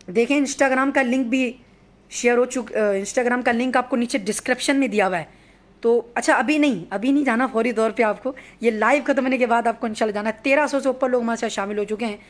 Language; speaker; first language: Urdu; native; Urdu